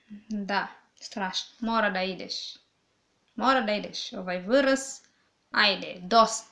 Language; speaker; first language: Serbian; non-native, learner; English